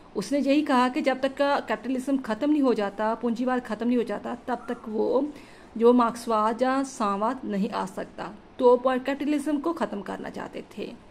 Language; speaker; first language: Hindi; non-native, local second language; Punjabi